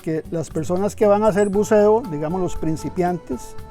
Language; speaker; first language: Spanish; native; Spanish